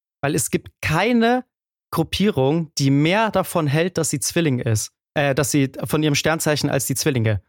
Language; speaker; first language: German; native; German